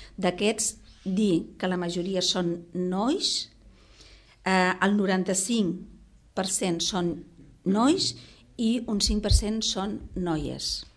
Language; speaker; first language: Catalan; non-native, local second language; Spanish